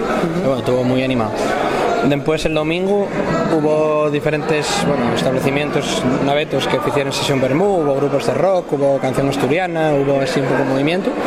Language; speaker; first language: Spanish; native; Spanish